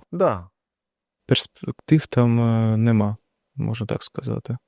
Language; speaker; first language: Ukrainian; non-native, local second language; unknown